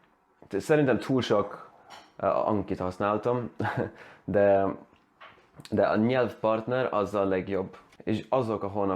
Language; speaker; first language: Hungarian; non-native, learner; Swedish